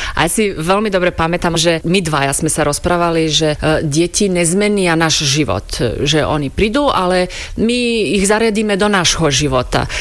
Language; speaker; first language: Slovak; non-native, fluent; Croatian